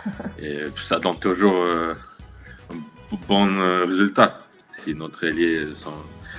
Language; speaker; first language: French; non-native, learner; Russian